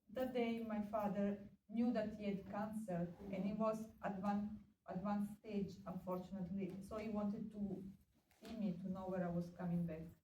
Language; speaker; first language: English; non-native, fluent; Italian